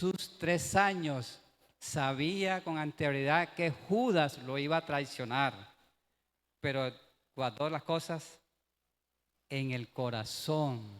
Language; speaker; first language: Spanish; native; Spanish